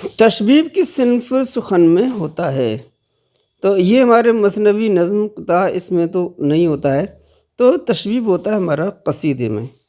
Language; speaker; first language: Urdu; native; Urdu